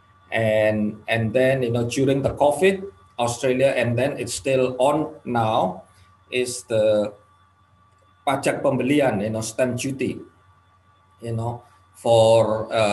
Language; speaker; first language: English; non-native, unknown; Indonesian